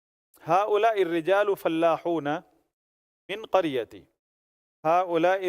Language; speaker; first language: Arabic; non-native, fluent; Urdu